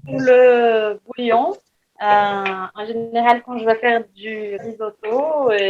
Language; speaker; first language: French; non-native, fluent; Portuguese